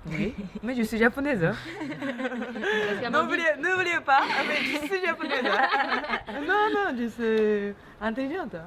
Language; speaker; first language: French; non-native, fluent; Japanese